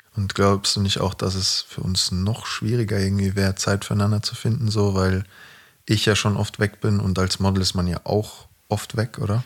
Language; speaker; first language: German; native; German